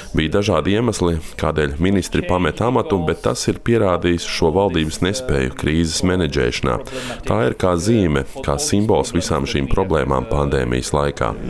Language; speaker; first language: Latvian; native; Latvian